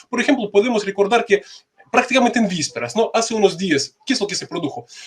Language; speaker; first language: Spanish; non-native, fluent; Russian